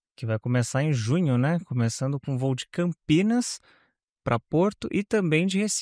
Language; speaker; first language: Portuguese; native; Portuguese